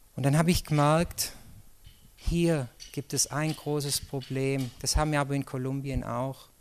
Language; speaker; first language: German; native; German